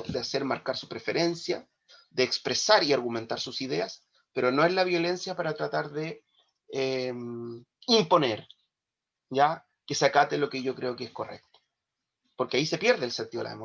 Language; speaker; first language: Spanish; native; Spanish